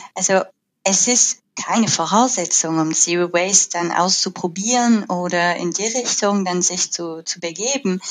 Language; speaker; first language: German; non-native, fluent; French